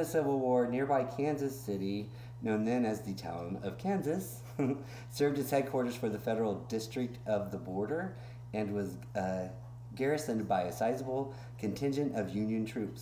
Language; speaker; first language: English; native; English